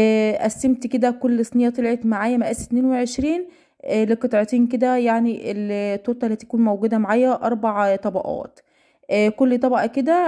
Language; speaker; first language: Arabic; native; Arabic